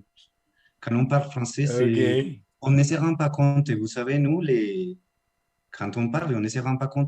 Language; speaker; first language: French; non-native, learner; Spanish